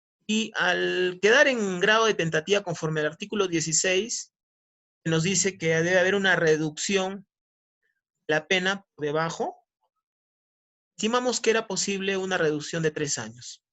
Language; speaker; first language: Spanish; native; Spanish